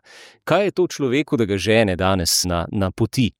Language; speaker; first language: Slovenian; native; Slovenian